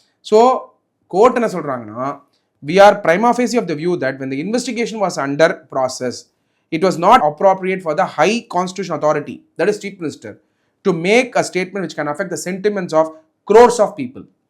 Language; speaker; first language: English; non-native, local second language; Tamil